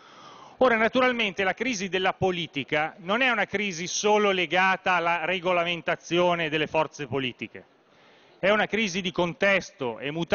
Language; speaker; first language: Italian; native; Italian